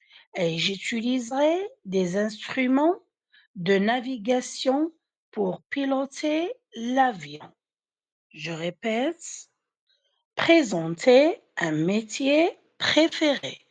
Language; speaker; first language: French; non-native, fluent; Arabic